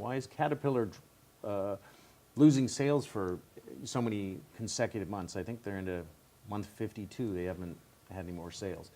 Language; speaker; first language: English; native; English